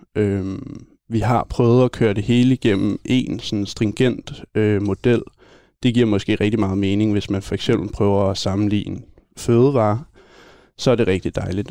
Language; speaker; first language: Danish; native; Danish